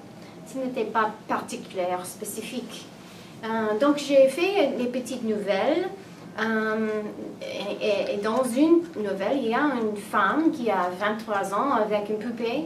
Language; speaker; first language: French; non-native, learner; English